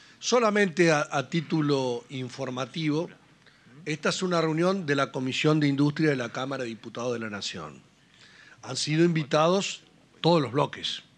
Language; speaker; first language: Spanish; native; Spanish